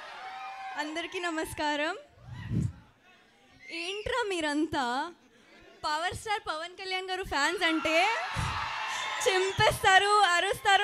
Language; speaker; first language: Telugu; non-native, fluent; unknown